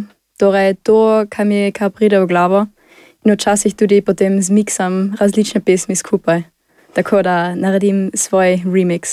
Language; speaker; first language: Slovenian; non-native, local second language; German